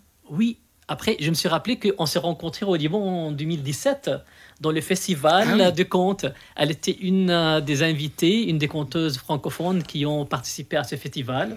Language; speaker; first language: French; non-native, local second language; Arabic